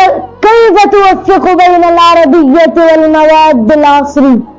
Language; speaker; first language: Arabic; non-native, learner; Urdu